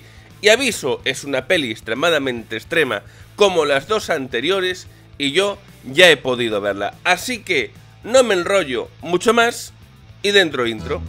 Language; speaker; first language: Spanish; native; Spanish